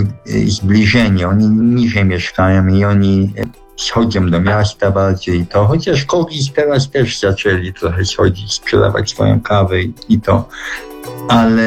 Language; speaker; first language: Polish; early bilingual, heritage; Polish